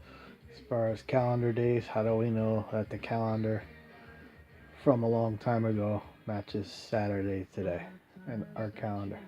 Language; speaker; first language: English; native; English